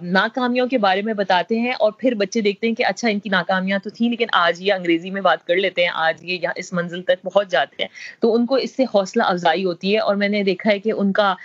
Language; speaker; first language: Urdu; native; Urdu